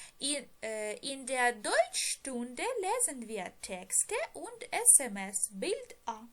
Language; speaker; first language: German; non-native, fluent; Ukrainian